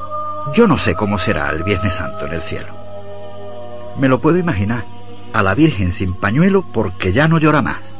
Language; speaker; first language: Spanish; native; Spanish